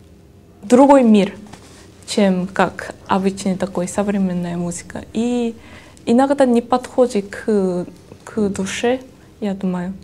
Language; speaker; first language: Russian; non-native, learner; Korean